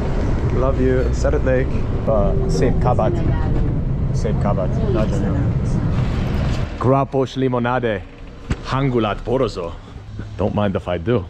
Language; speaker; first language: Hungarian; non-native, learner; English